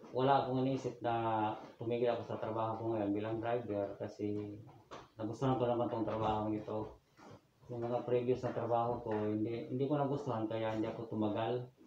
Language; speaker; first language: Filipino; non-native, local second language; Cebuano